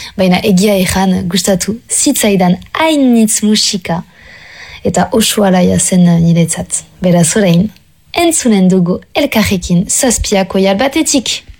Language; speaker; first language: Basque; non-native, local second language; French